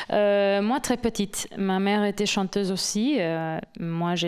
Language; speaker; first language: French; non-native, fluent; English